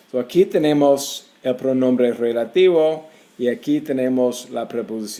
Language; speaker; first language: Spanish; non-native, fluent; English